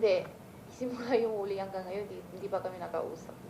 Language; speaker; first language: Filipino; non-native, learner; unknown